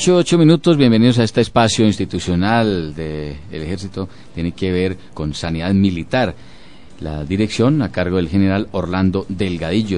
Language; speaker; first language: Spanish; native; Spanish